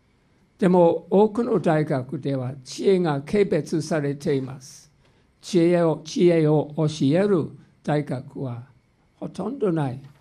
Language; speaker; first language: Japanese; non-native, fluent; English